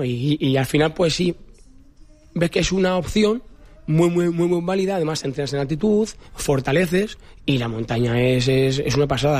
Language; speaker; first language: Spanish; native; Spanish